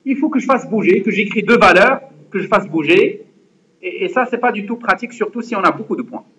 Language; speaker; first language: French; non-native, local second language; Arabic